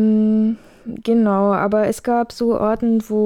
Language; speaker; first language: German; native; German